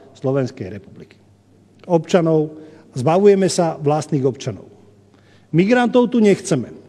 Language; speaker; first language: Slovak; non-native, local second language; Hungarian